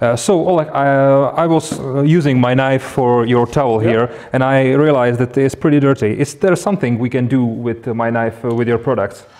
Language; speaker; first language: English; non-native, fluent; Czech